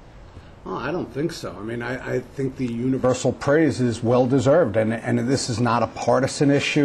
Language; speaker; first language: English; native; English